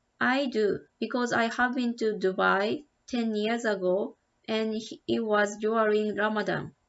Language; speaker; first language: English; non-native, learner; Japanese